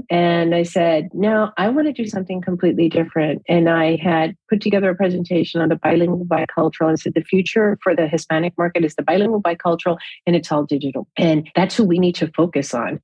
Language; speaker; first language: English; native; English